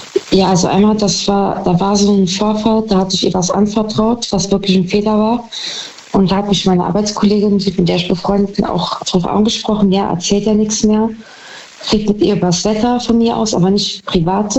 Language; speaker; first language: German; native; German